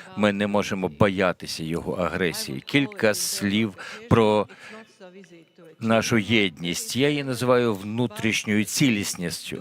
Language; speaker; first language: Ukrainian; non-native, fluent; Latvian